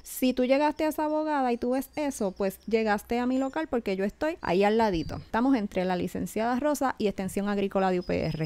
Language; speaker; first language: Spanish; native; Spanish